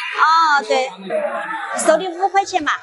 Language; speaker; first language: Chinese; native; Chinese